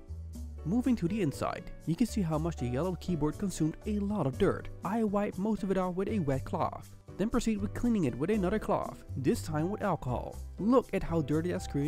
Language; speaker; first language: English; non-native, fluent; Dutch